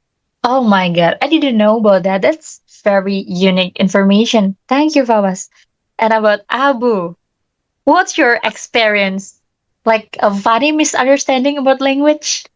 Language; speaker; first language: English; non-native, learner; Indonesian